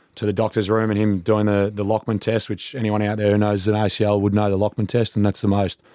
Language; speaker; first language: English; native; English